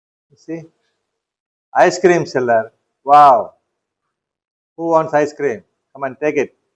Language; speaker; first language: English; non-native, local second language; Tamil